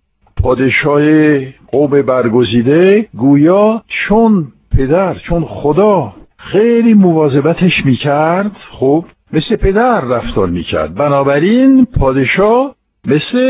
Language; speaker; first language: Persian; non-native, fluent; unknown